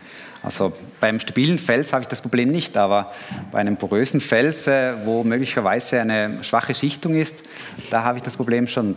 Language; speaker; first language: German; native; German